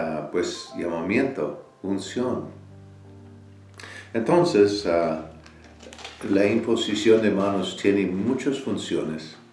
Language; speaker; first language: Spanish; non-native, fluent; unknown